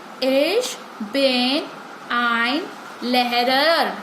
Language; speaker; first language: German; non-native, learner; Hindi